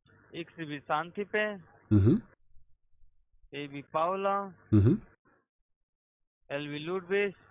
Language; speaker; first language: German; non-native, learner; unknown